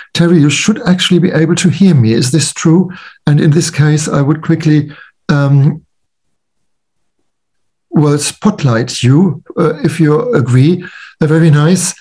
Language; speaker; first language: English; non-native, fluent; German